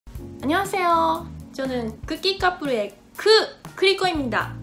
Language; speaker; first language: Korean; non-native, learner; Japanese